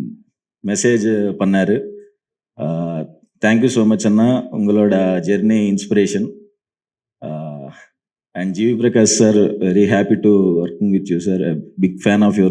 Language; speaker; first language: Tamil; non-native, learner; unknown